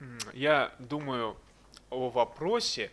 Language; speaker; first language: Russian; native; Russian